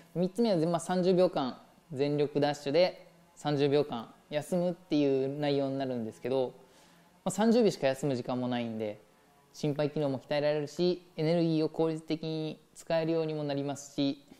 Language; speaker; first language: Japanese; native; Japanese